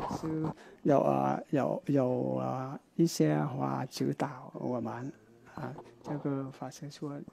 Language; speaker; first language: Chinese; non-native, local second language; Vietnamese